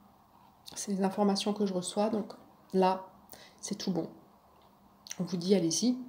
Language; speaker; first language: French; native; French